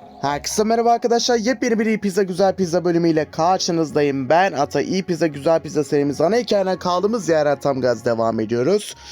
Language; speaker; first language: Turkish; native; Turkish